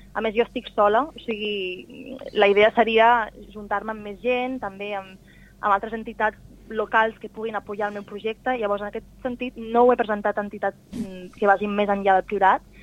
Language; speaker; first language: Catalan; early bilingual, heritage; Catalan